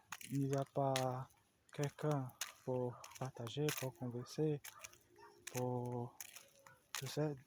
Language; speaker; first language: French; non-native, learner; Portuguese